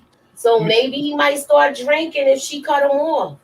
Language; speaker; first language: English; native; English